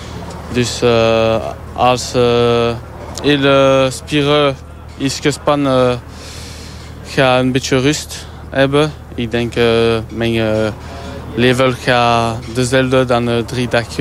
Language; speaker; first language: Dutch; non-native, learner; French